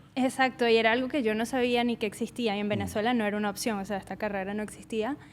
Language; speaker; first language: Spanish; native; Spanish